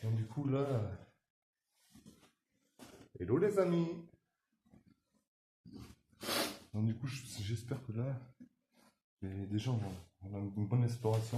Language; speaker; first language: French; native; French